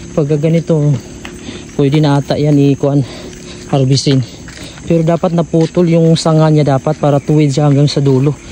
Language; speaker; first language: Filipino; non-native, local second language; Cebuano